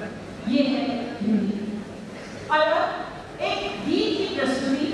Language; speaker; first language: Hindi; native; Hindi